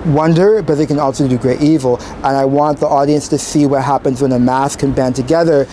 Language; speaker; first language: English; native; English